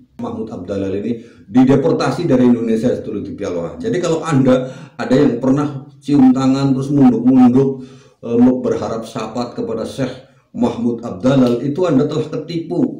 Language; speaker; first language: Indonesian; native; Indonesian